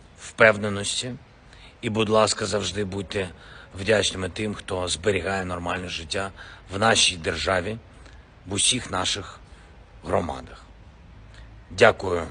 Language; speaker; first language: Ukrainian; non-native, local second language; Russian